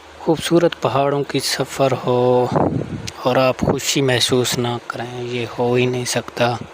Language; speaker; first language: Urdu; non-native, local second language; Baluchi